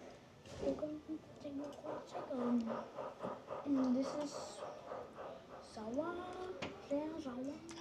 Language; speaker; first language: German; non-native, learner; Chinese